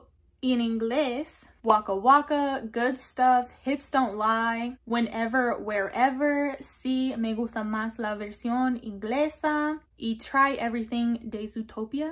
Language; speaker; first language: Spanish; non-native, learner; English